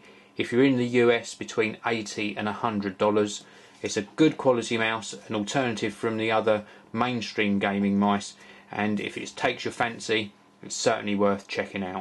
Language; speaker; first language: English; native; English